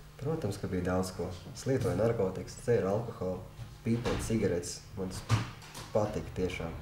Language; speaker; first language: Latvian; non-native, local second language; Russian